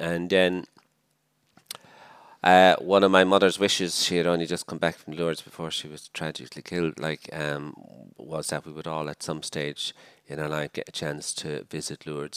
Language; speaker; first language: English; native; English